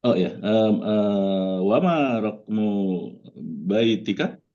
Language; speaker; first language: Arabic; non-native, learner; Indonesian